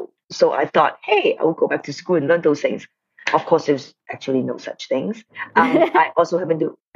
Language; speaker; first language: English; non-native, local second language; Cantonese